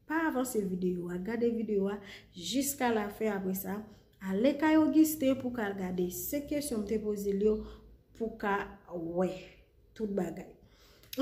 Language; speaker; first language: French; non-native, learner; Haitian Creole